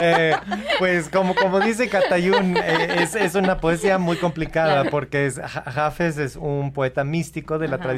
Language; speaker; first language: Spanish; non-native, fluent; English